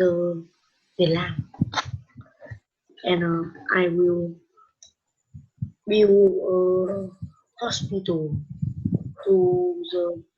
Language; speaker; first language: English; non-native, learner; Vietnamese